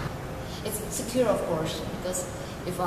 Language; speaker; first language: English; non-native, learner; Indonesian